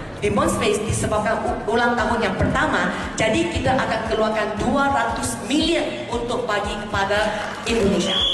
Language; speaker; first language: Malay; non-native, local second language; Chinese